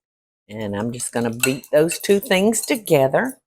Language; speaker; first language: English; native; English